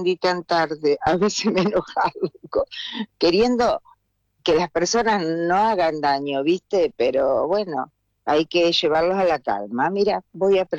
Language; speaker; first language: Spanish; native; Spanish